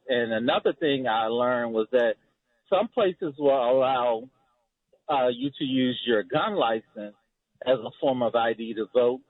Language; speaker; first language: English; native; English